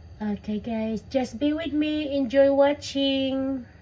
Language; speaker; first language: English; non-native, local second language; Filipino